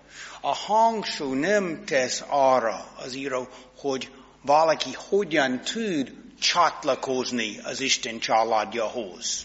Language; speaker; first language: Hungarian; non-native, fluent; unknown